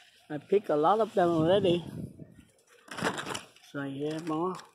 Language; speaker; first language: English; non-native, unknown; Vietnamese